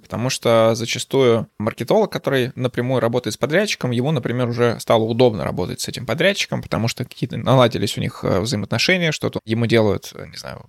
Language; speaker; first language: Russian; native; Russian